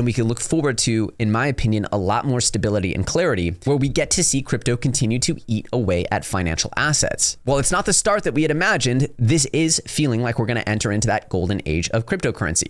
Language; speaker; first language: English; native; English